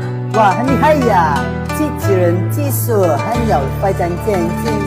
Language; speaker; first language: Chinese; non-native, learner; Indonesian